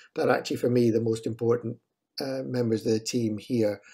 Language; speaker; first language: English; native; English